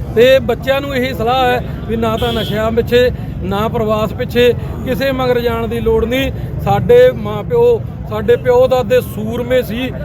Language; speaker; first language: Punjabi; native; Punjabi